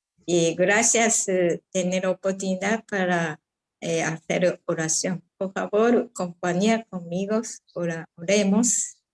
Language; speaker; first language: Spanish; non-native, fluent; Japanese